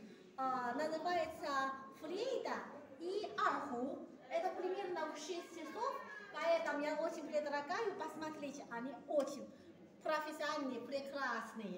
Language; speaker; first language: Russian; non-native, learner; Chinese